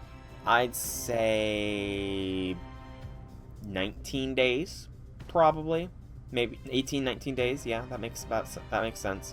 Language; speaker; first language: English; native; English